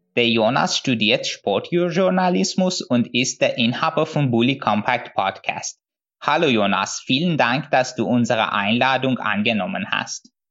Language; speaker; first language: German; non-native, fluent; Persian